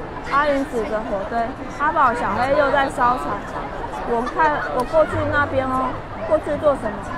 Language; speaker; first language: Chinese; native; Chinese